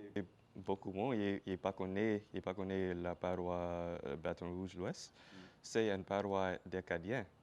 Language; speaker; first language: French; non-native, local second language; English